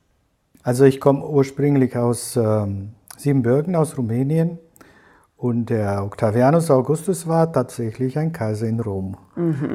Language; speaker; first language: German; non-native, fluent; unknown